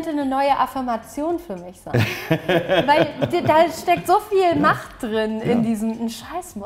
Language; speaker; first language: German; native; German